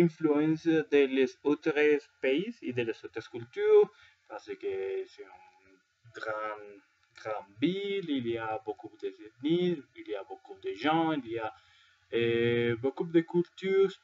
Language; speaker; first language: French; non-native, learner; Spanish